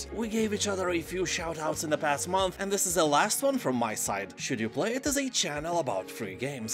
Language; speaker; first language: English; non-native, fluent; Lithuanian